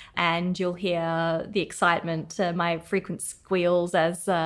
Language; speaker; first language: English; native; English